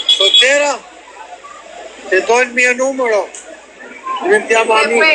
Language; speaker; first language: Italian; non-native, learner; Albanian